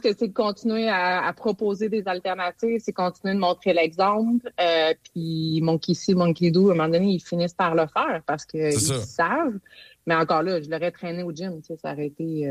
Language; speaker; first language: French; native; French